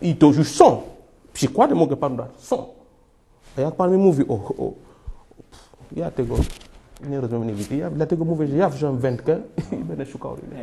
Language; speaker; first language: Polish; non-native, fluent; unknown